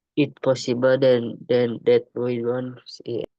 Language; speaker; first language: English; non-native, learner; Indonesian